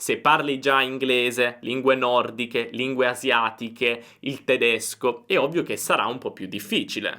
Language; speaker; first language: Italian; native; Italian